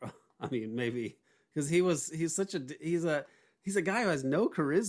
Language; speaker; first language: English; native; English